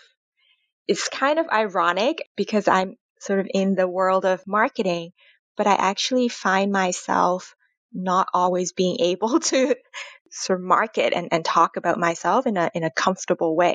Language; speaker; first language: English; non-native, local second language; Cantonese